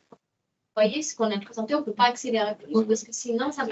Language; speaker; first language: French; native; French